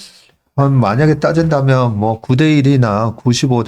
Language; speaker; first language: Korean; native; Korean